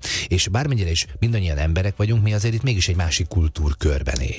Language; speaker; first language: Hungarian; native; Hungarian